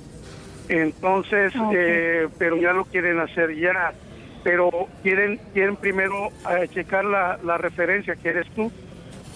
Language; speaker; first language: Spanish; native; Spanish